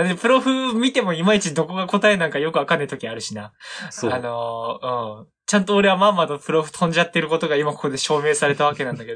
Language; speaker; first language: Japanese; native; Japanese